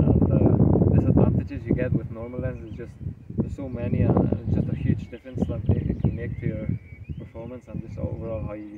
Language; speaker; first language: English; early bilingual, other home language; Spanish